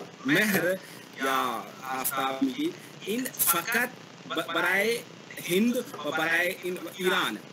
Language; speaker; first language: Persian; non-native, learner; Hindi